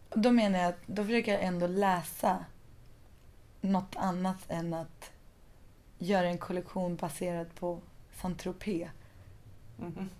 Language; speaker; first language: Swedish; early bilingual, other home language; Persian